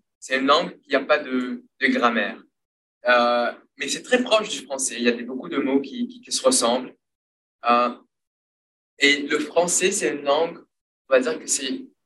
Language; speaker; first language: French; non-native, local second language; Morisyen